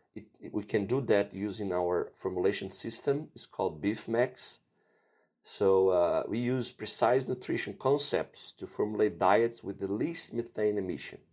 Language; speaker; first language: English; non-native, fluent; Portuguese